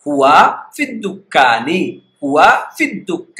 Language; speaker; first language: Arabic; non-native, fluent; Urdu